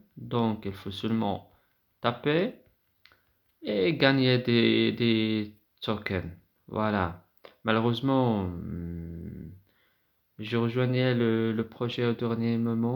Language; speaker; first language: French; non-native, fluent; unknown